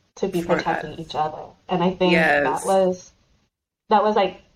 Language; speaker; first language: English; native; English